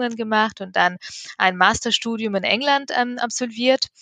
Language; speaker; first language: German; early bilingual, other home language; Russian